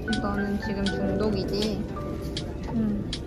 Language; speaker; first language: Korean; native; Korean